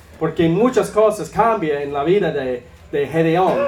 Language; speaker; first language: Spanish; non-native, learner; English